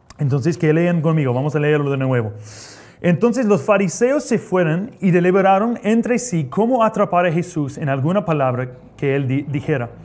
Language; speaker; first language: Spanish; non-native, fluent; English